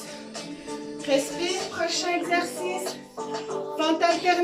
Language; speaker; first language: French; native; French